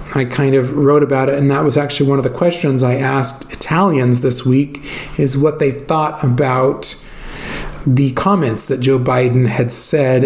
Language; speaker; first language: English; native; English